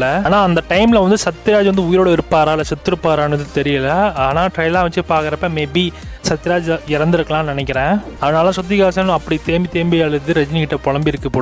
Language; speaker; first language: Tamil; native; Tamil